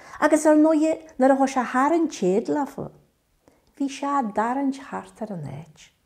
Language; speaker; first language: Irish; native; Irish